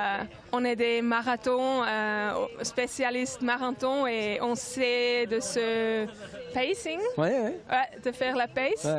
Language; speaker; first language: French; non-native, local second language; German